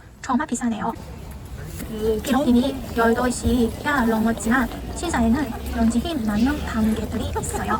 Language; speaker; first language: Korean; non-native, learner; Cantonese